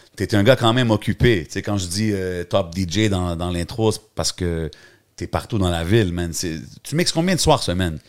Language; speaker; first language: French; native; French